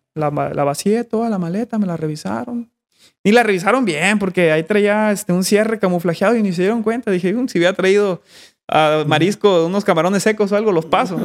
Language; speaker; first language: Spanish; native; Spanish